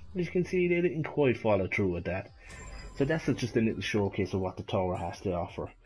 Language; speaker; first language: English; native; English